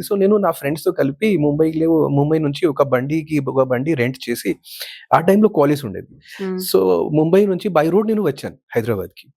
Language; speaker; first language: Telugu; non-native, fluent; Hindi